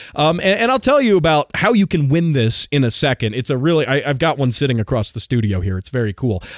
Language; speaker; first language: English; native; English